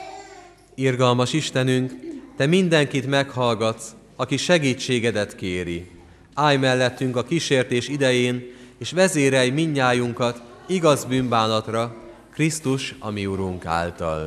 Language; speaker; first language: Hungarian; native; Hungarian